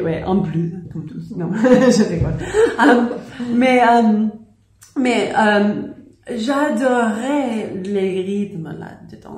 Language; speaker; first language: French; non-native, learner; English